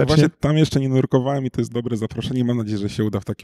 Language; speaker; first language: Polish; native; Polish